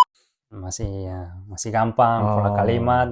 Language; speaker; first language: Indonesian; early bilingual, heritage; Japanese